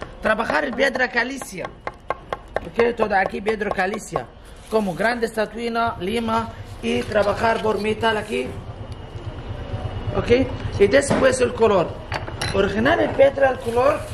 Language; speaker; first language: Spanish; non-native, learner; Arabic